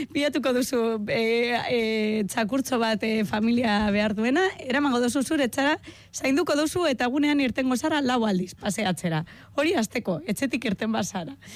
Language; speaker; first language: Basque; non-native, local second language; Spanish